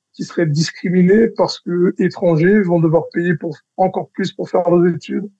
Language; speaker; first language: French; native; French